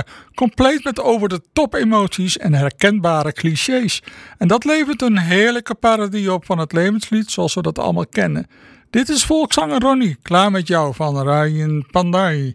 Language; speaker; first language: Dutch; native; Dutch